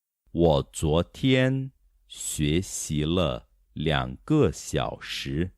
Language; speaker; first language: Chinese; non-native, fluent; Portuguese